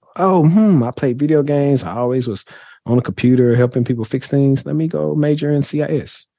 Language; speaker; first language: English; native; English